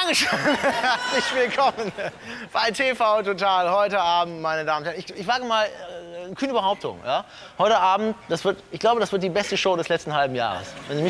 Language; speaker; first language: German; native; German